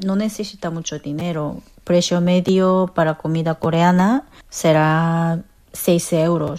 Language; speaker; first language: Spanish; non-native, fluent; Korean